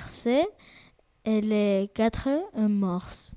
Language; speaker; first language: French; non-native, learner; Spanish